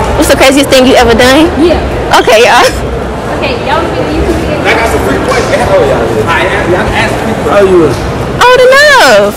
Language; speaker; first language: English; native; English